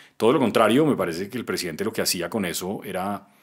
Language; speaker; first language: Spanish; native; Spanish